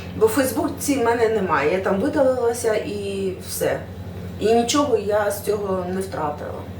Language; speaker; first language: Ukrainian; native; Ukrainian